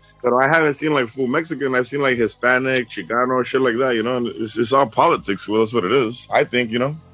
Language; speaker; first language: English; early bilingual, other home language; Spanish